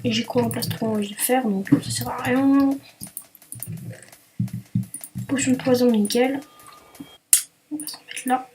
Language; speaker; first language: French; native; French